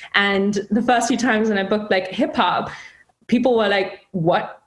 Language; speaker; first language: English; non-native, fluent; German